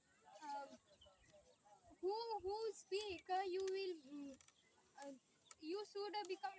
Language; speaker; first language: English; non-native, learner; Hindi